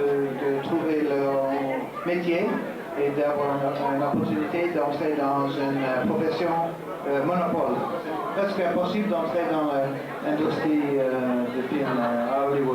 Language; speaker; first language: French; non-native, fluent; English